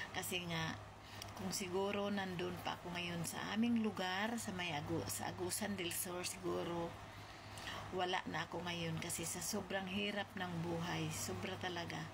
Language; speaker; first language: Filipino; non-native, local second language; Cebuano